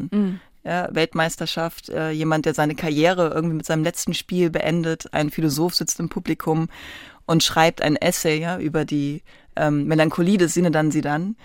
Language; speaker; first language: German; native; German